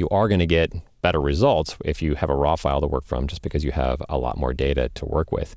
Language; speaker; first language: English; native; English